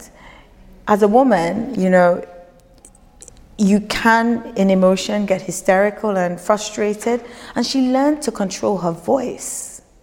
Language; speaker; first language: English; non-native, local second language; Yoruba